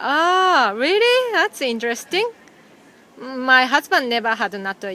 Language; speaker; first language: English; non-native, fluent; Japanese